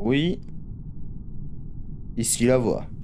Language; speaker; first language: French; native; French